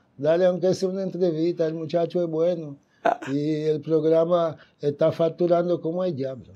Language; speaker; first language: Spanish; non-native, fluent; Haitian Creole